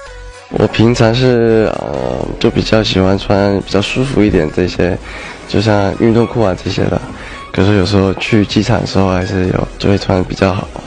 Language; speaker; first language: Chinese; early bilingual, heritage; Chinese